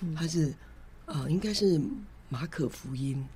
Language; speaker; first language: Chinese; native; Chinese